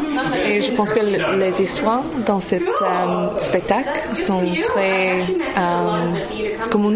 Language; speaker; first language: French; non-native, learner; English